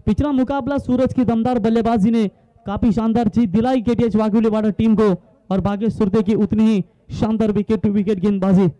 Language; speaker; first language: Hindi; non-native, local second language; Marathi